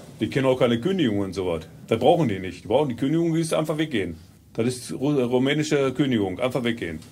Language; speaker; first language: German; native; German